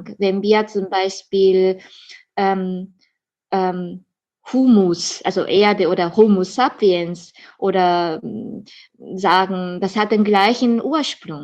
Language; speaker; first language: German; non-native, fluent; Japanese